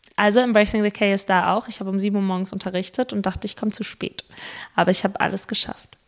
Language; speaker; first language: German; early bilingual, other home language; Spanish